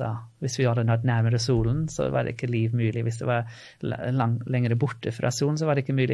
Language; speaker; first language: Norwegian; non-native, fluent; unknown